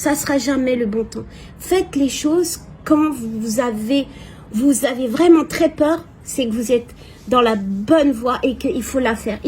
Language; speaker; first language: French; native; French